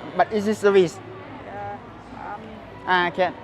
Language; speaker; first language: English; non-native, learner; Lao